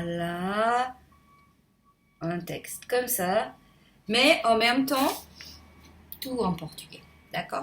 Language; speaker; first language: French; non-native, fluent; Portuguese